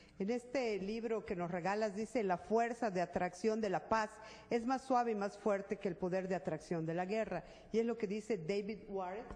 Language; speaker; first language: Spanish; native; Spanish